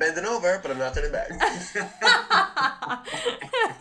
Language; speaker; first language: English; native; English